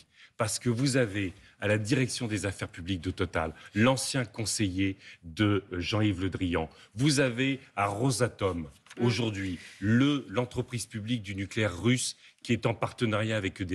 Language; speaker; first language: French; native; French